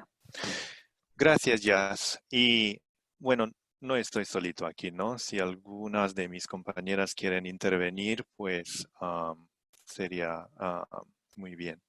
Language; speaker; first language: Spanish; non-native, fluent; Romanian